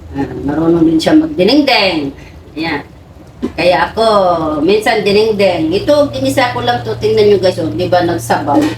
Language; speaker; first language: Filipino; non-native, local second language; Iloko